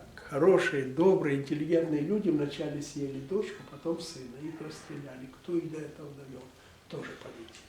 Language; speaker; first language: Russian; non-native, local second language; Ukrainian